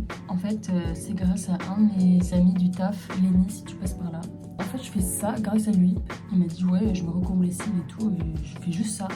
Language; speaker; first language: French; native; French